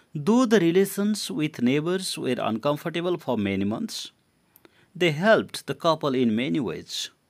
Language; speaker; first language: English; non-native, local second language; Nepali